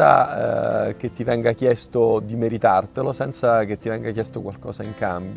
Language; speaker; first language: Italian; native; Italian